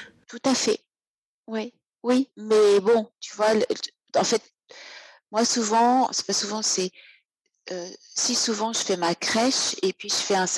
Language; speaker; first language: French; native; French